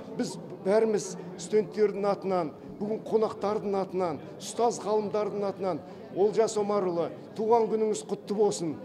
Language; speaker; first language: Kazakh; native; Kazakh